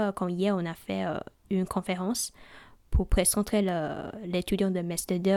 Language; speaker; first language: French; non-native, learner; Chinese